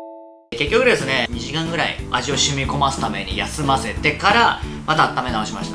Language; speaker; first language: Japanese; native; Japanese